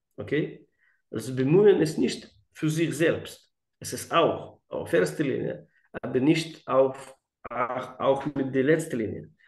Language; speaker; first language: German; non-native, fluent; Russian